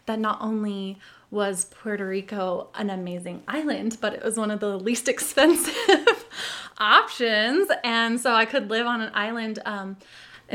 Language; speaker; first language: English; native; English